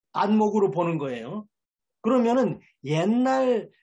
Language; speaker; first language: Korean; native; Korean